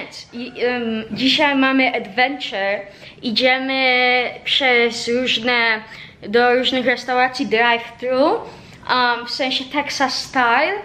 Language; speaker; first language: Polish; early bilingual, heritage; Polish